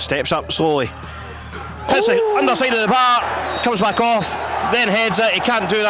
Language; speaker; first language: English; native; English